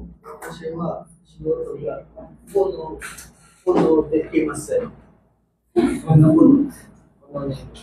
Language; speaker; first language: Japanese; non-native, learner; Filipino